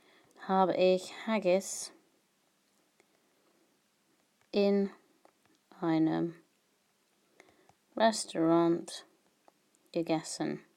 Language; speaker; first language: German; non-native, fluent; English